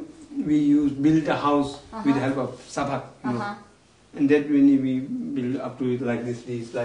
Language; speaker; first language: English; non-native, learner; Tibetan